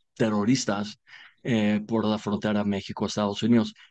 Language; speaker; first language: Spanish; non-native, fluent; English